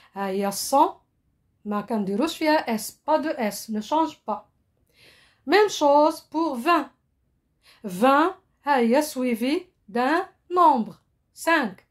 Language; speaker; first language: French; non-native, local second language; Arabic